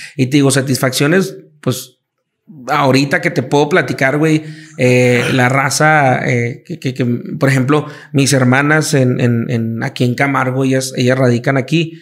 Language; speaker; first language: Spanish; native; Spanish